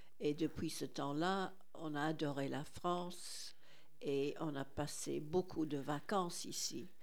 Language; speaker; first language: French; non-native, fluent; English